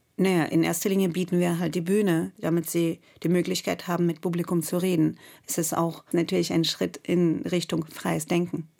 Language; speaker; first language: German; non-native, fluent; Russian